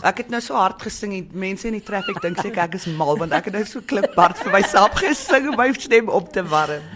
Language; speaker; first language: Afrikaans; early bilingual, heritage; Afrikaans